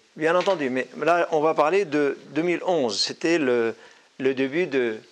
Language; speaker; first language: French; non-native, fluent; Arabic